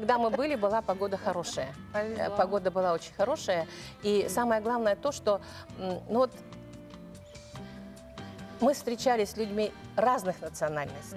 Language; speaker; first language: Russian; native; Russian